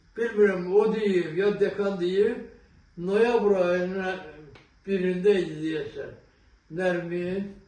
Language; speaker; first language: Azerbaijani; non-native, local second language; Talysh